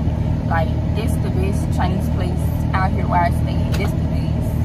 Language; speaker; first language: English; native; English